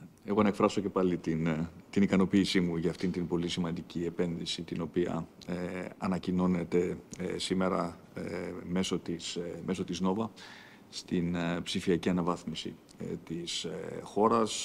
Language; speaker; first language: Greek; native; Greek